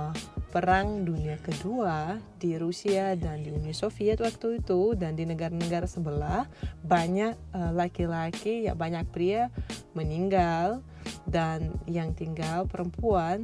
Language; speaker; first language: Indonesian; non-native, fluent; Russian